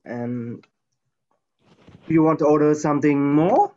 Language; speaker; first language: English; non-native, learner; Albanian